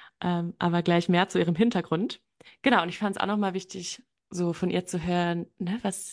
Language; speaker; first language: German; native; German